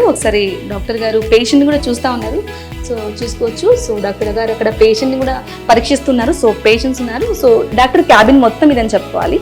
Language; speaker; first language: Telugu; native; Telugu